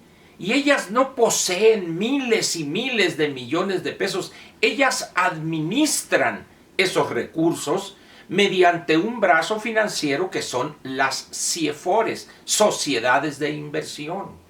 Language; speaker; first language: Spanish; native; Spanish